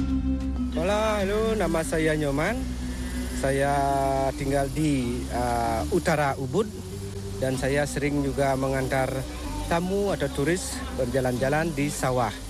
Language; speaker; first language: Indonesian; non-native, local second language; Balinese